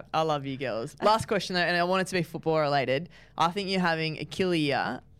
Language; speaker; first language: English; native; English